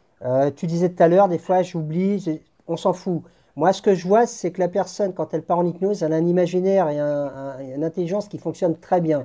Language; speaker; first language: French; native; French